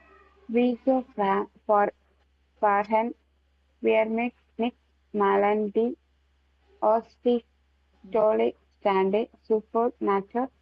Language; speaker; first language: German; non-native, learner; Tamil